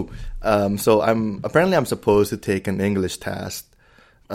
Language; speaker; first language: English; non-native, fluent; Indonesian